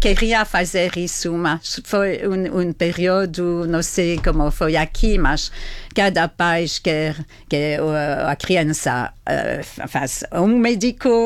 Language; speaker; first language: Portuguese; non-native, learner; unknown